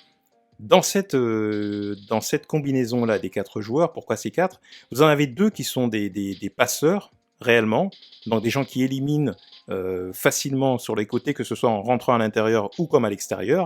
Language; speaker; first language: French; native; French